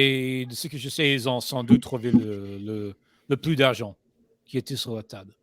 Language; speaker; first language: French; non-native, fluent; English